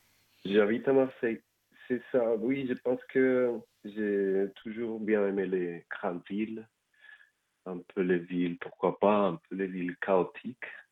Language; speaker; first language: French; non-native, fluent; Spanish